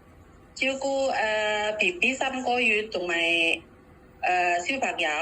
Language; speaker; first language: Cantonese; non-native, learner; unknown